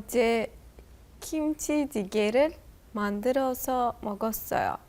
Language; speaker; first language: Korean; non-native, learner; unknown